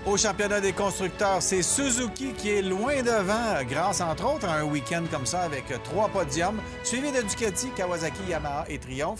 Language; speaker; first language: French; native; French